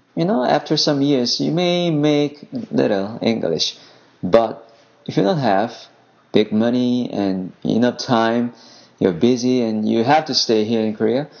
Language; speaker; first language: English; non-native, fluent; Korean